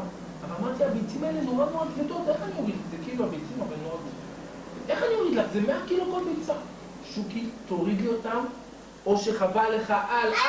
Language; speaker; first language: Hebrew; native; Hebrew